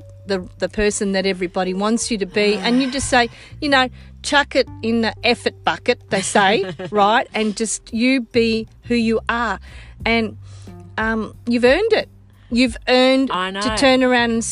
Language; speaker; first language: English; non-native, local second language; Sicilian